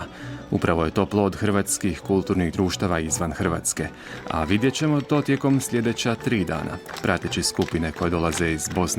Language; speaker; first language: Croatian; native; Croatian